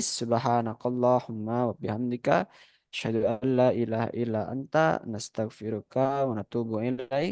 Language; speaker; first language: Arabic; non-native, fluent; Indonesian